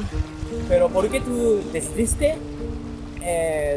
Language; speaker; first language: Spanish; non-native, learner; Japanese